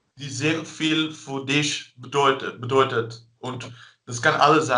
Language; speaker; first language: German; non-native, fluent; Dutch